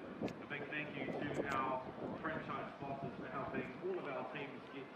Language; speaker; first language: English; native; English